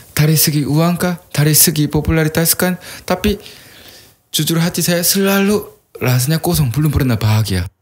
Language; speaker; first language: Indonesian; non-native, fluent; Korean